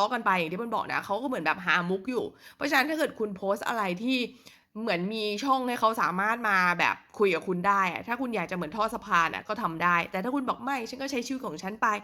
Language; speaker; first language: Thai; native; Thai